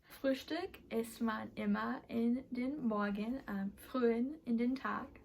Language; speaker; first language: German; non-native, learner; English